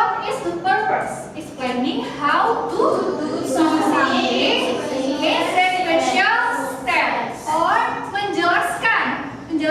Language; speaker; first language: English; non-native, local second language; Indonesian